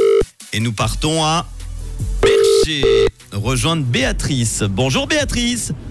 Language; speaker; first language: French; native; French